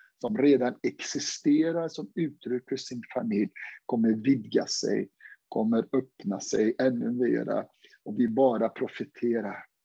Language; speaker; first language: Swedish; non-native, fluent; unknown